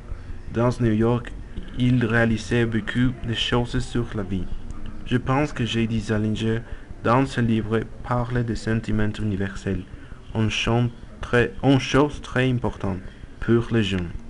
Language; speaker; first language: French; non-native, learner; Spanish